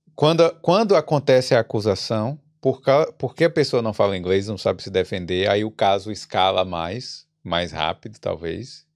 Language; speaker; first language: Portuguese; native; Portuguese